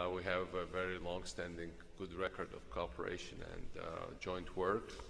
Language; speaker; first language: English; non-native, fluent; Georgian